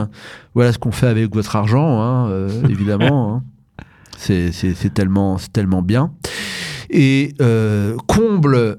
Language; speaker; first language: French; native; French